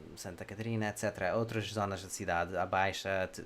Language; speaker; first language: Portuguese; non-native, fluent; English